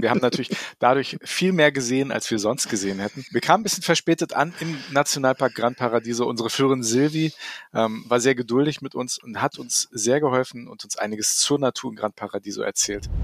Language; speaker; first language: German; native; German